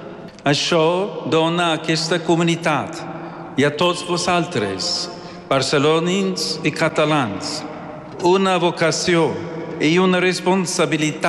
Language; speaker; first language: Catalan; non-native, fluent; English